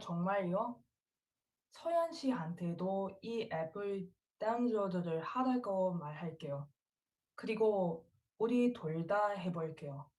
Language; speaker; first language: Korean; non-native, learner; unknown